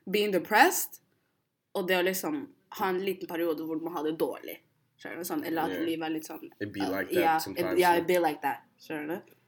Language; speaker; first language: Norwegian; early bilingual, other home language; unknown